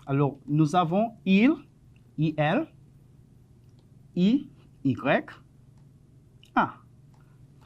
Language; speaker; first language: French; non-native, fluent; Spanish